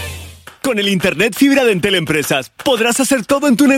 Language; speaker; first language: Spanish; native; Spanish